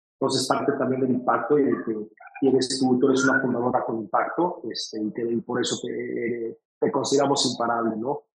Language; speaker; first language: Spanish; native; Spanish